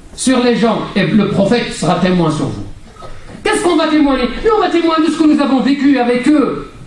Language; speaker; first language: French; non-native, local second language; Arabic